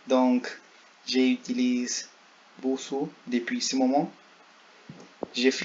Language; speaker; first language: French; non-native, learner; Spanish